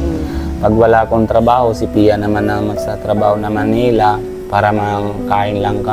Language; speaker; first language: Filipino; non-native, learner; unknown